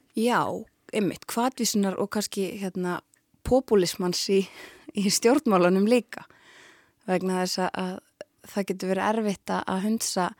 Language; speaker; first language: Icelandic; native; Icelandic